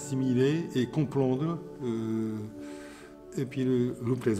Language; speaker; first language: French; non-native, fluent; Japanese